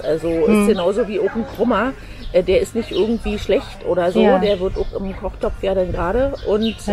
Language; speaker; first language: German; native; German